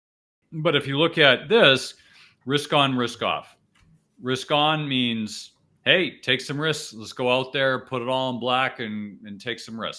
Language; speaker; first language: English; native; English